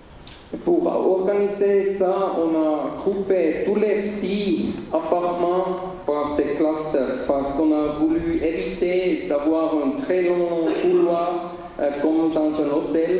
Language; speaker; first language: French; non-native, local second language; Swiss German